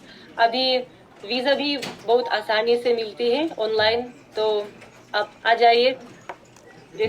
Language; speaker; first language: Hindi; non-native, fluent; Russian